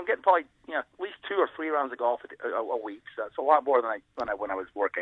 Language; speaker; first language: English; native; English